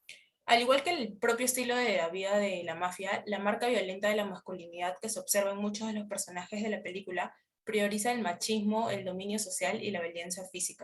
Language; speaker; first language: Spanish; native; Spanish